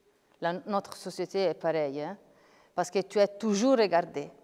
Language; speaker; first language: French; non-native, fluent; Italian